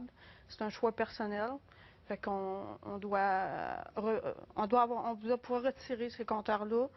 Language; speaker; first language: French; native; French